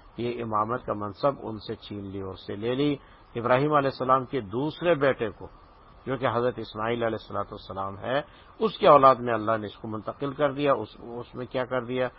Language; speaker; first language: Urdu; native; Urdu